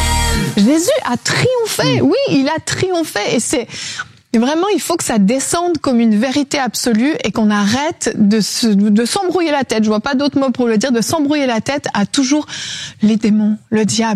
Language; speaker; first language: French; native; French